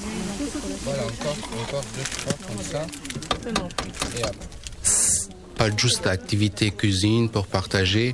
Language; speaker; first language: French; non-native, learner; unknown